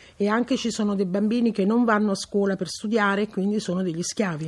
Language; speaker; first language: Italian; non-native, learner; Fula